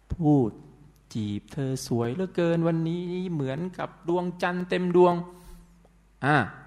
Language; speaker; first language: Thai; non-native, local second language; Pattani Malay